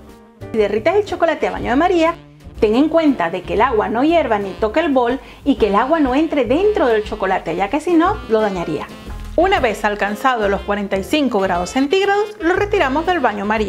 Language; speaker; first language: Spanish; native; Spanish